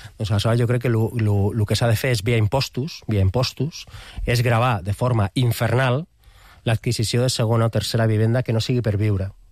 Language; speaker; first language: Catalan; non-native, local second language; Spanish